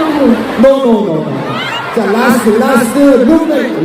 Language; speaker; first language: English; non-native, learner; Korean